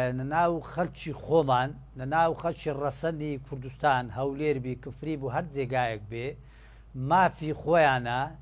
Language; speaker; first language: Central Kurdish; non-native, local second language; Turkish